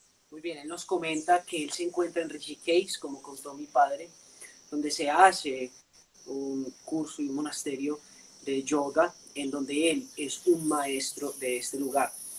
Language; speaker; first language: Spanish; native; Spanish